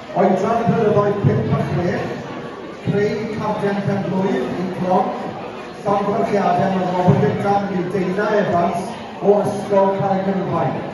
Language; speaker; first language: Welsh; native; Welsh